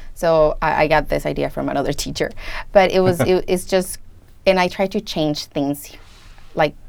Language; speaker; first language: English; non-native, fluent; Spanish